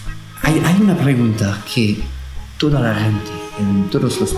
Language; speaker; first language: Spanish; non-native, learner; French